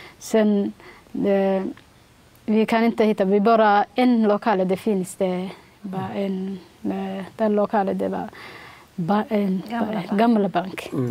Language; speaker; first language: Swedish; non-native, learner; Somali